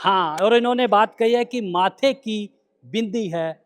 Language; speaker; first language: Hindi; native; Hindi